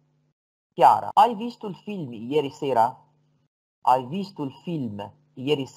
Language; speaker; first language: Italian; non-native, fluent; Arabic